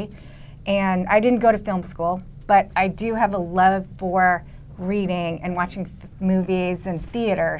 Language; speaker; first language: English; native; English